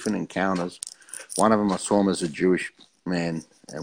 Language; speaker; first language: English; native; English